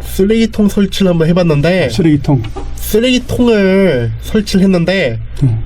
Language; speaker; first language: Korean; native; Korean